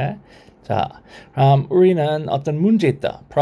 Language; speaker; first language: Korean; non-native, learner; English